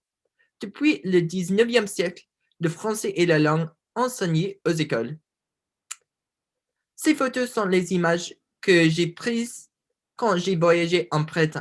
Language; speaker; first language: French; non-native, learner; English